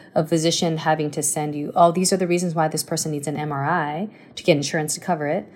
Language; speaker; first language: English; early bilingual, other home language; Chinese